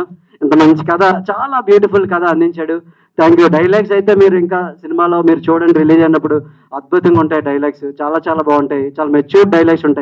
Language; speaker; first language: Telugu; native; Telugu